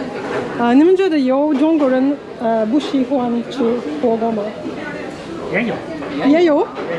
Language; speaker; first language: Chinese; non-native, learner; Turkish